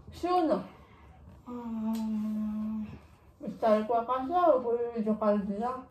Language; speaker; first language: Italian; non-native, fluent; Filipino